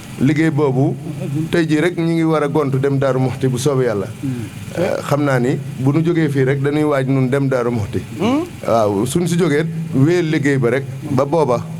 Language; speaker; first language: Wolof; native; Wolof